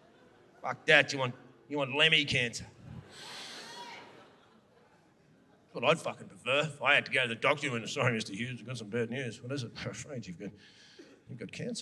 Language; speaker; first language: English; native; English